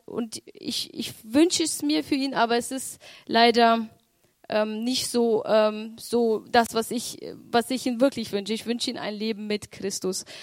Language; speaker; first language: German; early bilingual, other home language; Romanian